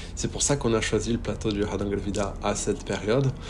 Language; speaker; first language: French; native; French